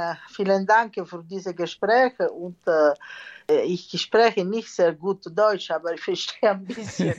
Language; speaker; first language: German; non-native, learner; Italian